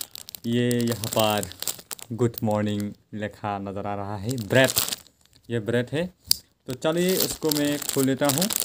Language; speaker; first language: Hindi; non-native, local second language; Kok Borok